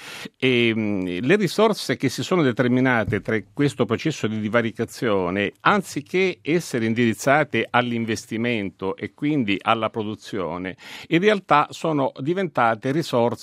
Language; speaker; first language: Italian; native; Italian